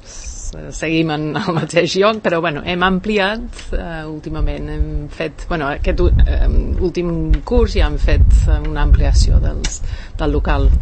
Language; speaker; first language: Catalan; non-native, fluent; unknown